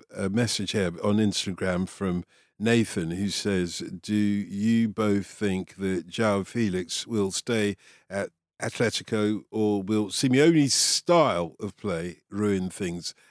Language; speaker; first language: English; native; English